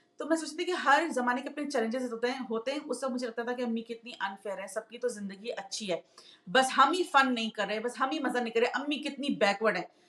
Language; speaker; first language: Urdu; native; Urdu